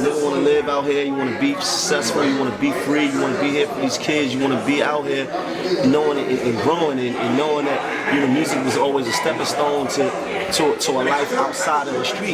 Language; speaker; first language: English; native; English